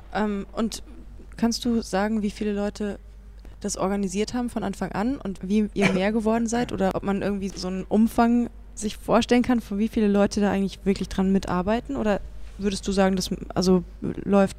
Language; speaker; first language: German; native; German